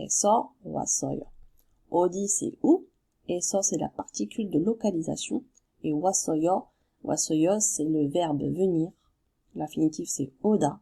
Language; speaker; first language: French; native; French